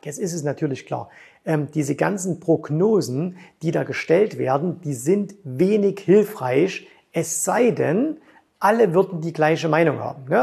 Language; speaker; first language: German; native; German